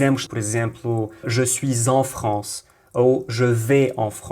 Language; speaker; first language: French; non-native, local second language; Arabic